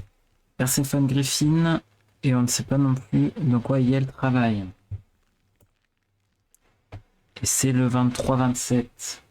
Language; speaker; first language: French; native; French